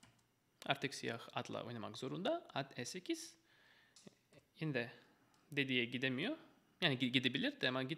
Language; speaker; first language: Turkish; non-native, fluent; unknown